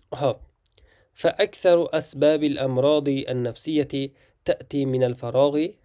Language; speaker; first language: Arabic; non-native, fluent; Uzbek